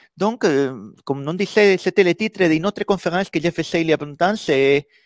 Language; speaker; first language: French; non-native, fluent; Spanish